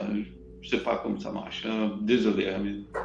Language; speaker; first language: French; non-native, learner; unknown